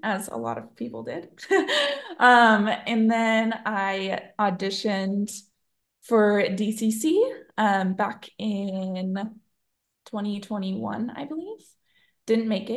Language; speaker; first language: English; native; English